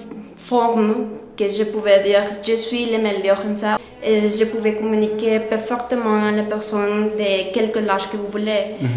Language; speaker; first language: French; non-native, learner; Spanish